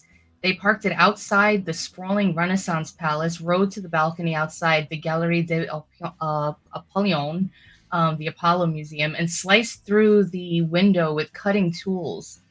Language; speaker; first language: English; native; English